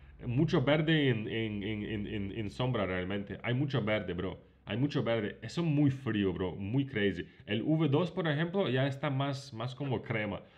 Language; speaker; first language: Spanish; non-native, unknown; Ukrainian